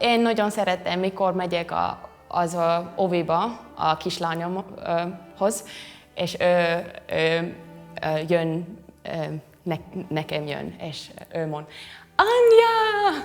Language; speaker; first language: Hungarian; non-native, learner; Finnish